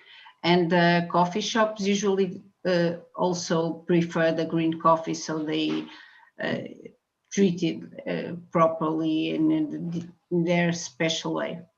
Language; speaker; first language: English; non-native, fluent; Portuguese